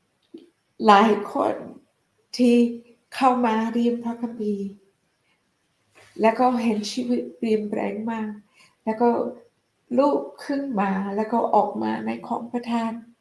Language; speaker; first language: Thai; non-native, fluent; English